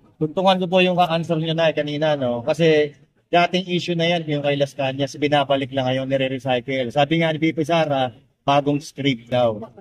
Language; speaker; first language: Filipino; native; Filipino